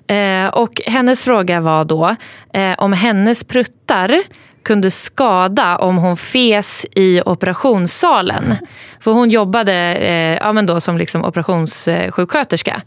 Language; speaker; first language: Swedish; native; Swedish